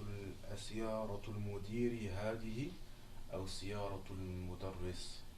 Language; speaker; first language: Arabic; non-native, learner; French